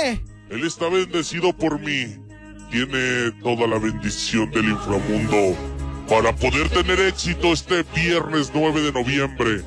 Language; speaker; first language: Spanish; native; Spanish